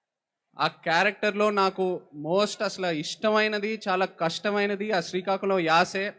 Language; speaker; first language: Telugu; native; Telugu